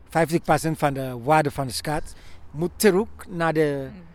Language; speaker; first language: Dutch; non-native, learner; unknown